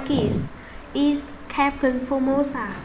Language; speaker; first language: English; non-native, learner; Vietnamese